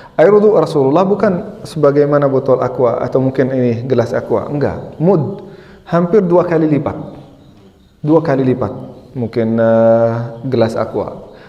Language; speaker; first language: Indonesian; non-native, fluent; Arabic